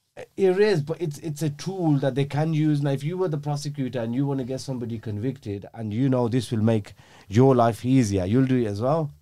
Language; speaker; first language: English; native; English